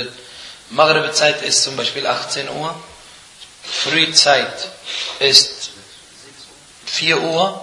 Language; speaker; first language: German; non-native, fluent; Arabic